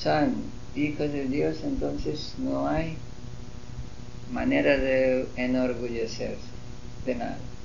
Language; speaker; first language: Spanish; non-native, fluent; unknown